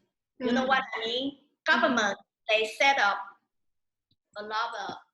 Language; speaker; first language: English; non-native, learner; Chinese